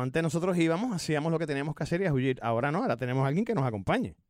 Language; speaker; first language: Spanish; native; Spanish